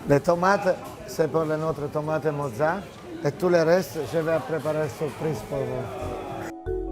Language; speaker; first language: French; non-native, fluent; Italian